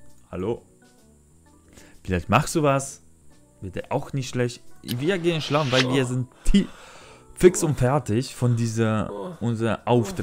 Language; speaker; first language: German; non-native, learner; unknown